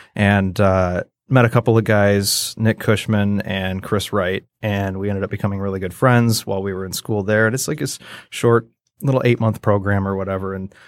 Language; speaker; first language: English; native; English